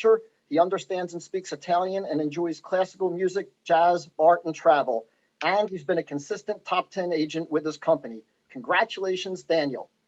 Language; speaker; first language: English; native; English